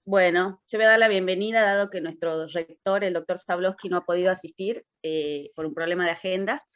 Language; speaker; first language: Spanish; native; Spanish